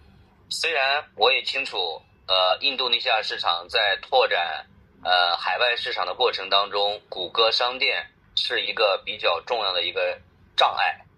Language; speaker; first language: Chinese; native; Chinese